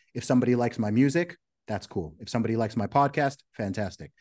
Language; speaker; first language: English; early bilingual, other home language; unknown